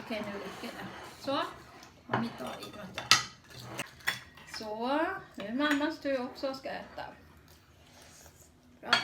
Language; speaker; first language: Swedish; non-native, fluent; Thai